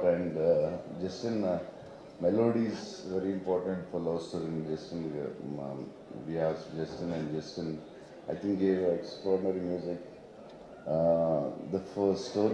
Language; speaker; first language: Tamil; non-native, learner; Telugu